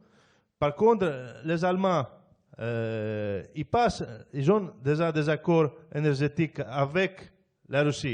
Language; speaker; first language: French; non-native, fluent; Greek